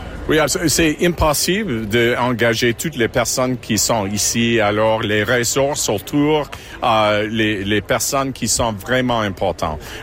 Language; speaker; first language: French; non-native, local second language; English